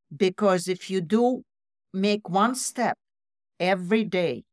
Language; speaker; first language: English; non-native, fluent; Russian